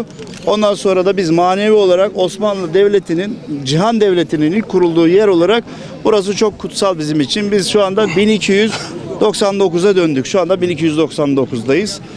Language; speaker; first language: Turkish; native; Turkish